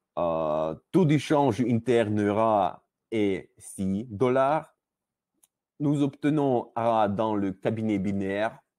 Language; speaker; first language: French; non-native, learner; Russian